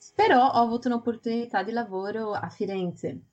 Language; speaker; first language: Italian; non-native, fluent; Portuguese